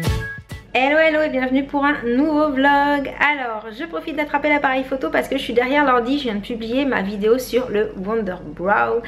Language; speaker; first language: French; native; French